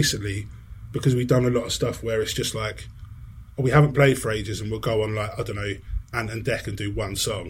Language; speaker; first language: English; native; English